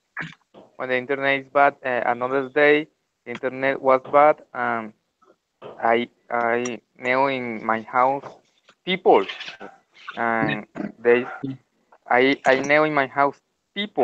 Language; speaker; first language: English; non-native, learner; Spanish